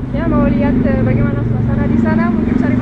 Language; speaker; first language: Indonesian; non-native, learner; English